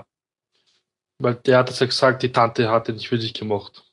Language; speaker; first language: German; native; German